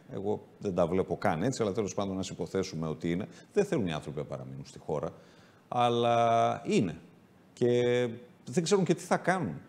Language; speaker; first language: Greek; native; Greek